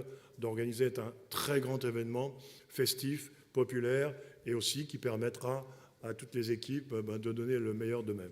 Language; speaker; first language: French; native; French